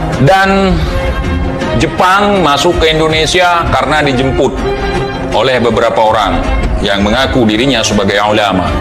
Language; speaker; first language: Indonesian; native; Indonesian